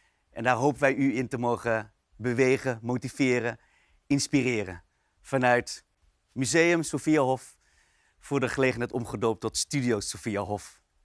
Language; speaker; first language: Dutch; early bilingual, other home language; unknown